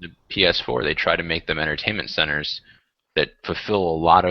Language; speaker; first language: English; native; English